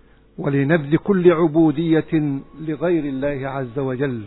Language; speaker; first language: Arabic; native; Arabic